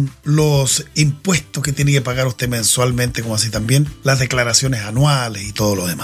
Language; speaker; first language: Spanish; native; Spanish